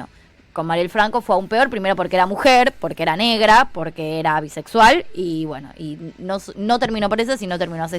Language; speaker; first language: Spanish; native; Spanish